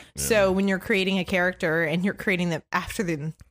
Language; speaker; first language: English; early bilingual, other home language; French